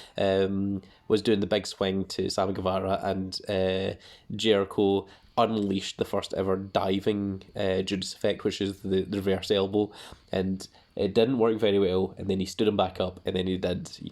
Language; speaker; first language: English; native; English